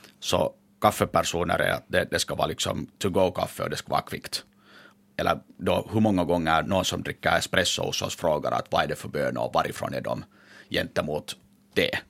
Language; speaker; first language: Swedish; native; Swedish